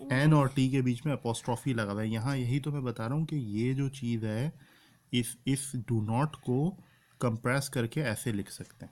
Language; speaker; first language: Urdu; native; Urdu